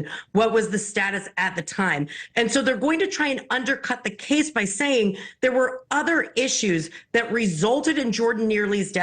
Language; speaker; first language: English; native; English